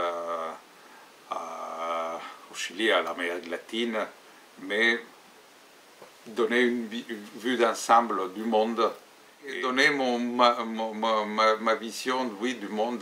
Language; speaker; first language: French; non-native, fluent; Spanish